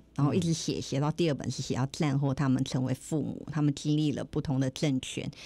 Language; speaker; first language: Chinese; native; Chinese